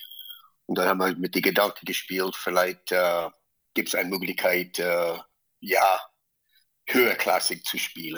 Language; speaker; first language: German; non-native, fluent; English